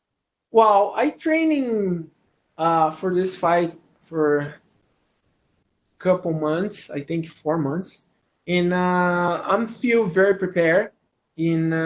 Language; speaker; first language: English; non-native, learner; Portuguese